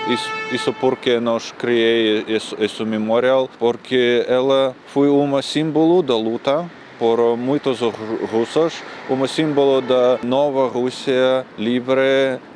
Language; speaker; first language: Portuguese; non-native, learner; Russian